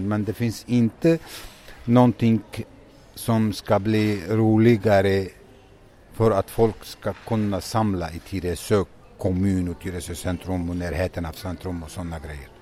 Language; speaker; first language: Swedish; non-native, fluent; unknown